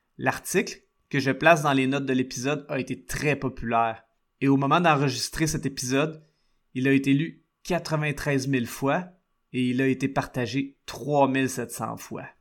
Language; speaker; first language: French; native; French